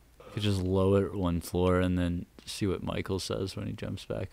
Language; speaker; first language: English; native; English